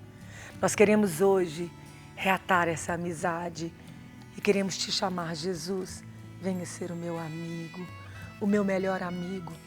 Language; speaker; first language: Portuguese; native; Portuguese